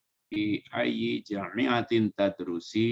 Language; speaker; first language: Arabic; non-native, learner; Indonesian